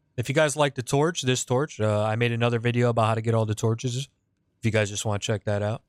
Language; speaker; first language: English; native; English